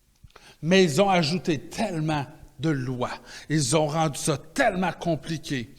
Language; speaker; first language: French; native; French